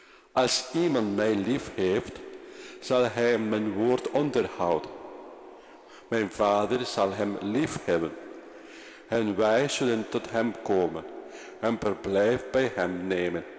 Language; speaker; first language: Dutch; non-native, fluent; Spanish